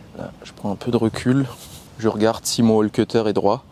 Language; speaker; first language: French; native; French